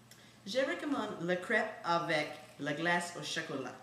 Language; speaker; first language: French; non-native, learner; English